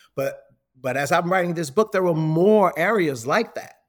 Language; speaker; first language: English; native; English